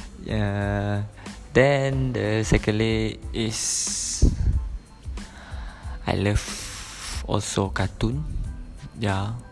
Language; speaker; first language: English; non-native, learner; Malay